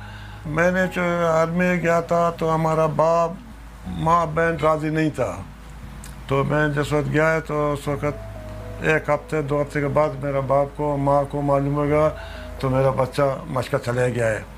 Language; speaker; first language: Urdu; non-native, local second language; Baluchi